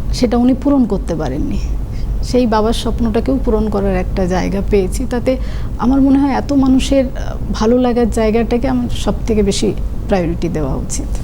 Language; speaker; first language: Bangla; non-native, local second language; Santali